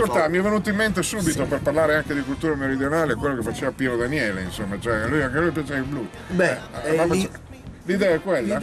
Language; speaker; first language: Italian; native; Italian